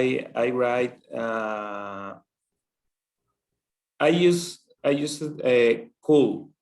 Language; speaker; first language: English; non-native, learner; Spanish